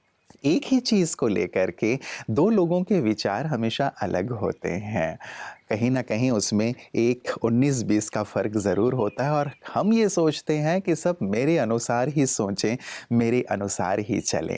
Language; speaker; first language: Hindi; native; Hindi